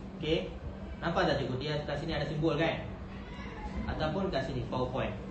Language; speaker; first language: Malay; non-native, local second language; Tamil